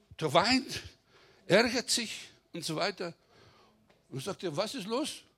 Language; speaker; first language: German; non-native, fluent; Greek